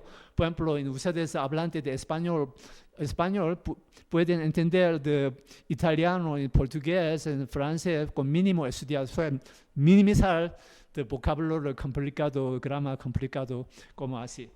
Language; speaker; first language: Spanish; non-native, learner; Korean